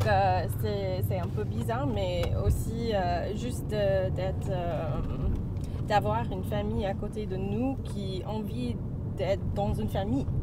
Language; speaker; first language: French; non-native, learner; English